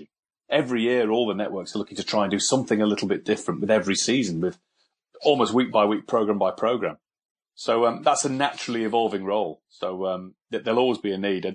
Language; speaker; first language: English; native; English